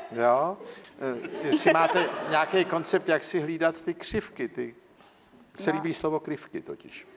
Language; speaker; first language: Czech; native; Czech